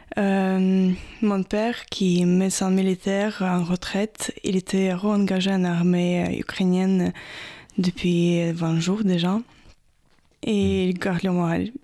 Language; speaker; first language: French; non-native, fluent; Russian